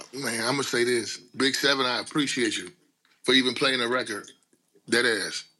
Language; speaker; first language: English; native; English